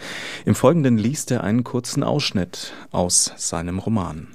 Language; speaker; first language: German; native; German